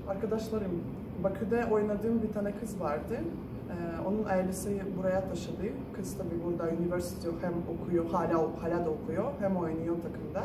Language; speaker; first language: Turkish; non-native, fluent; Russian